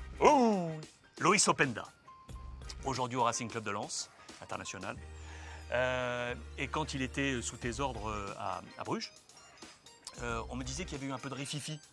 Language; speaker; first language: French; native; French